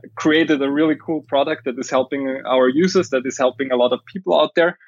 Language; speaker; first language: English; non-native, fluent; German